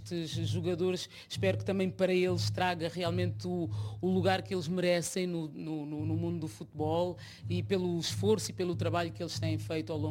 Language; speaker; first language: Portuguese; native; Portuguese